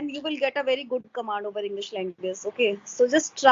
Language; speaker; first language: English; non-native, local second language; Hindi